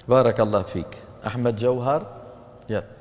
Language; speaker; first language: Arabic; native; Arabic